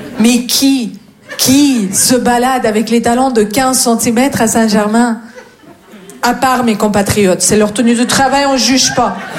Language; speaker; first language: French; non-native, fluent; Russian